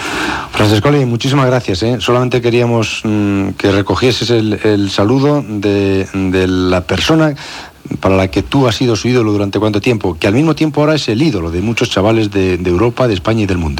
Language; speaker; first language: Spanish; native; Spanish